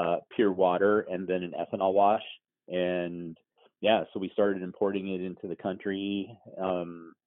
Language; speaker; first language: English; native; English